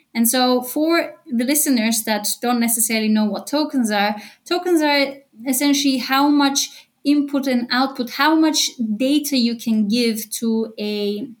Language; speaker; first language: English; non-native, fluent; Bulgarian